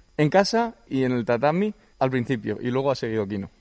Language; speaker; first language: Spanish; early bilingual, other home language; Georgian